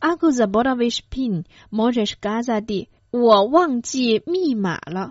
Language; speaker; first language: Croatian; non-native, fluent; Chinese